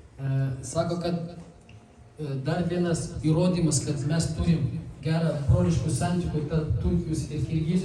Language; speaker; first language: Lithuanian; non-native, learner; Kyrgyz